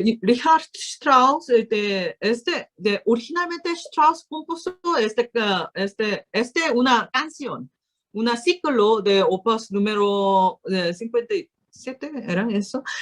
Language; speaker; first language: Spanish; non-native, learner; Korean